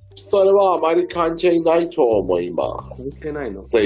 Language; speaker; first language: Japanese; non-native, learner; Persian